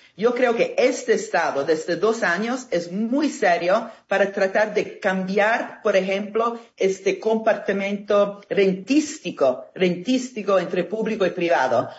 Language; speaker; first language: Spanish; non-native, fluent; Italian